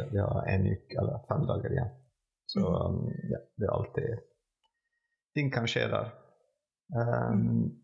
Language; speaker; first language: Norwegian; non-native, fluent; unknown